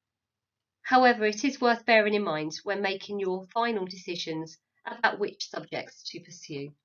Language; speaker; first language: English; native; English